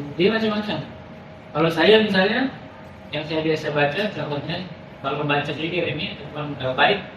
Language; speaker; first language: Malay; native; Malay